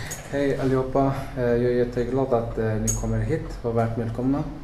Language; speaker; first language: Swedish; non-native, learner; Persian